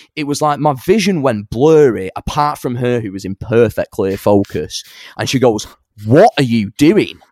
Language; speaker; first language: English; native; English